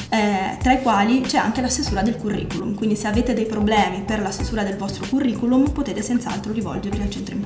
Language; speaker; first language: Italian; native; Italian